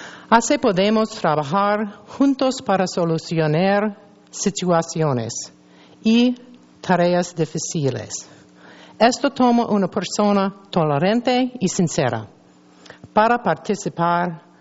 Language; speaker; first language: Spanish; non-native, learner; English